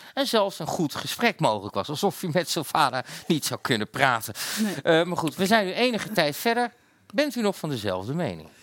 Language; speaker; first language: Dutch; native; Dutch